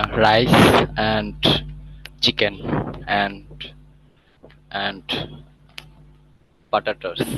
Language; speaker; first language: English; non-native, learner; Bangla